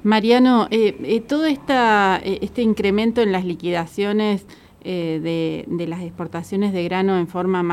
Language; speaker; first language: Spanish; native; Spanish